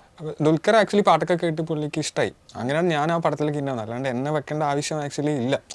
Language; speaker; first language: Malayalam; native; Malayalam